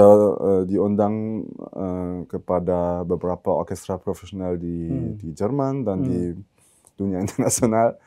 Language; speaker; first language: Indonesian; early bilingual, heritage; German